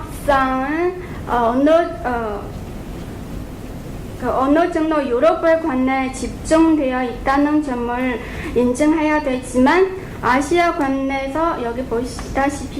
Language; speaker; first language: Korean; non-native, fluent; Chinese